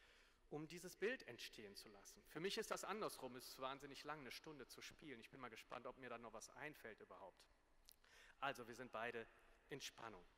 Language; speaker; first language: German; native; German